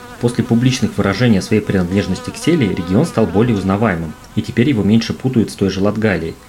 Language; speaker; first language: Russian; native; Russian